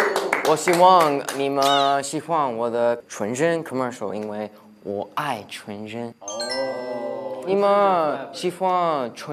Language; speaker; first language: Chinese; non-native, learner; English